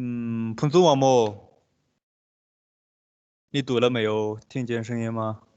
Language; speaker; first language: Chinese; non-native, local second language; Tibetan